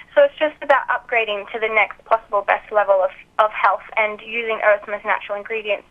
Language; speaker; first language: English; native; English